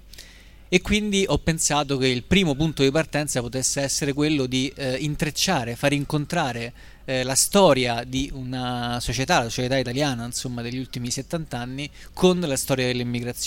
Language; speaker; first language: Italian; native; Italian